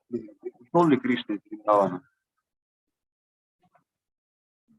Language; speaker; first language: Russian; native; Russian